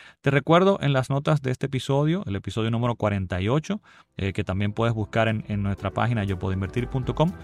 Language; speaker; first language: Spanish; native; Spanish